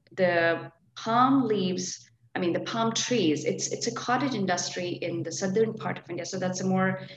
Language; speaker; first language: English; non-native, local second language; Hindi